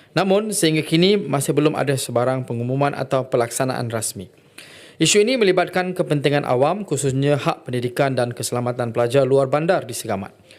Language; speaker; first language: Malay; non-native, local second language; Tamil